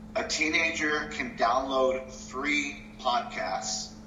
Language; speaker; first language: English; early bilingual, other home language; Spanish